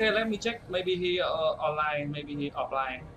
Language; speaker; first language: English; non-native, learner; Vietnamese